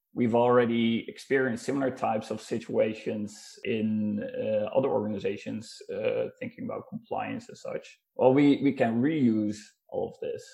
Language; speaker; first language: English; non-native, fluent; Dutch